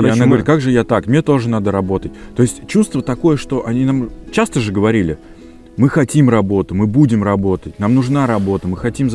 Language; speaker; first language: Russian; native; Russian